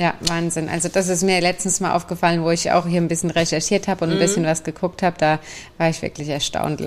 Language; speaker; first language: German; native; German